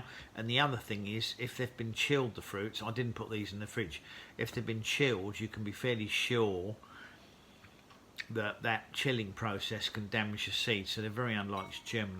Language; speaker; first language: English; native; English